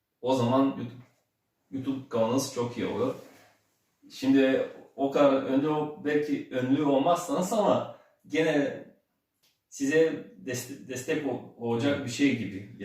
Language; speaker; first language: Turkish; early bilingual, heritage; Turkish